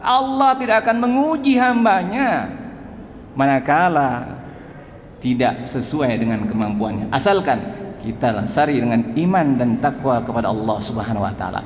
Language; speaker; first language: Indonesian; native; Indonesian